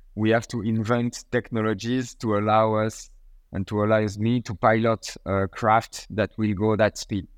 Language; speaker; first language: English; non-native, fluent; French